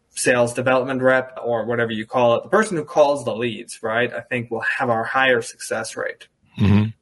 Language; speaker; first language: English; early bilingual, other home language; German